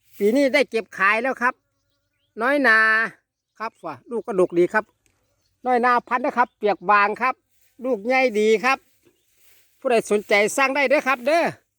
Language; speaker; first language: Thai; native; Thai